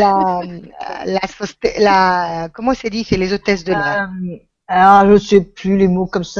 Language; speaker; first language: French; non-native, fluent; Spanish